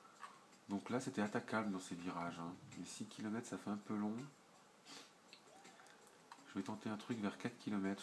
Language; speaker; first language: French; native; French